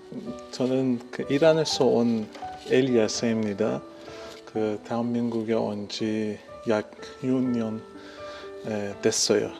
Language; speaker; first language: Korean; non-native, fluent; Persian